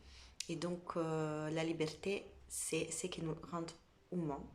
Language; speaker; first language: French; non-native, fluent; Italian